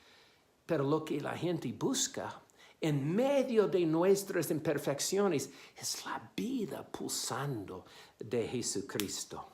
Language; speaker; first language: Spanish; non-native, fluent; English